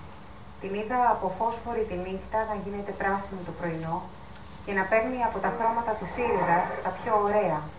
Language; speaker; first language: Greek; native; Greek